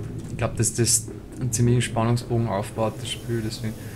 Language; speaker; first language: German; native; German